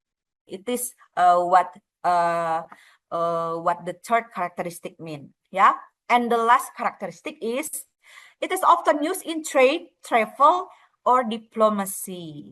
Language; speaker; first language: English; non-native, fluent; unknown